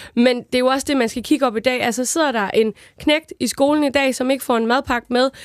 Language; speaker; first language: Danish; native; Danish